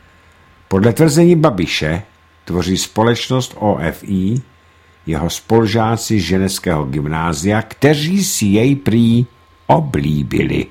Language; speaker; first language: Czech; native; Czech